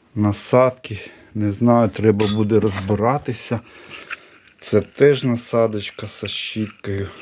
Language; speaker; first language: Ukrainian; non-native, local second language; Russian